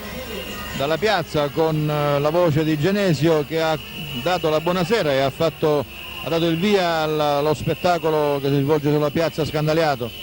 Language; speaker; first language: Italian; native; Italian